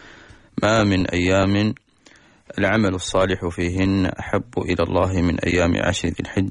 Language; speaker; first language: Arabic; native; Arabic